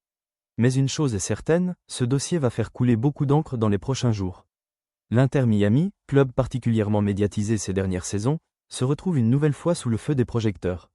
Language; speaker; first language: French; native; French